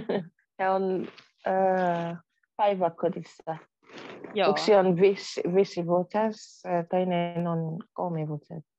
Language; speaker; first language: Finnish; non-native, learner; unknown